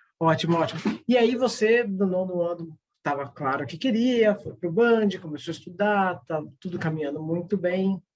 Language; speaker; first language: Portuguese; native; Portuguese